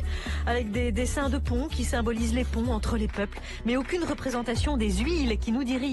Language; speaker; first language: French; native; French